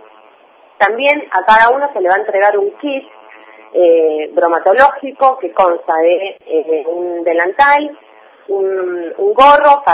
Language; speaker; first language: Spanish; native; Spanish